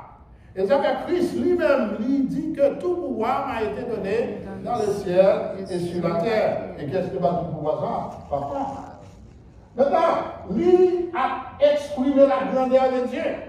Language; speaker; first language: French; non-native, local second language; Haitian Creole